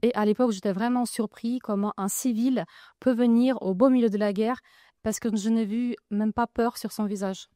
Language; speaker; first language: French; non-native, fluent; Ukrainian